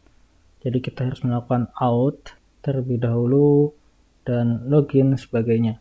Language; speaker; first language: Indonesian; native; Indonesian